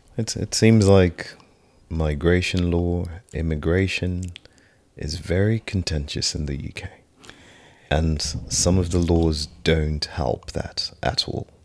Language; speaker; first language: English; native; English